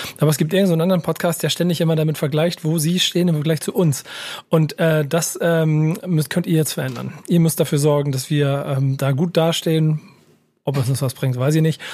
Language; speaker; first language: German; native; German